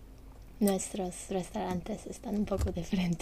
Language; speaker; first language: Spanish; non-native, learner; English